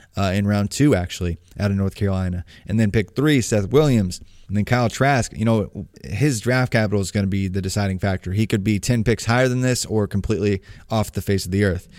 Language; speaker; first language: English; native; English